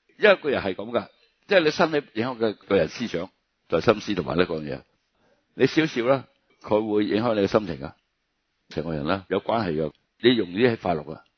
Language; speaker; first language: Cantonese; native; Cantonese